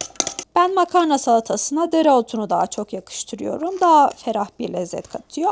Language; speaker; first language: Turkish; native; Turkish